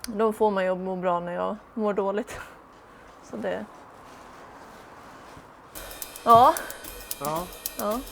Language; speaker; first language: Swedish; native; Swedish